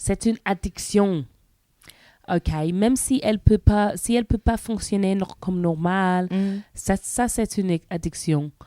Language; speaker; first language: French; non-native, learner; English